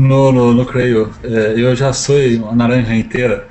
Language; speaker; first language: Spanish; non-native, learner; Portuguese